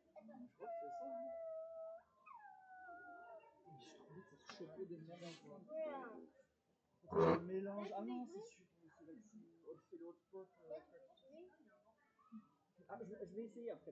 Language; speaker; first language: French; native; French